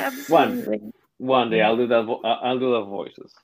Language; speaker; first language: English; non-native, fluent; Spanish